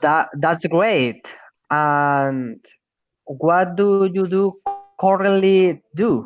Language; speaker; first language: English; non-native, learner; Spanish